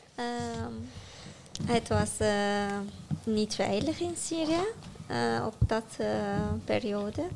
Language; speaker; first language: Dutch; non-native, learner; Arabic